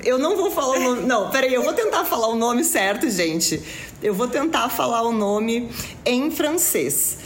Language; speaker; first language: Portuguese; native; Portuguese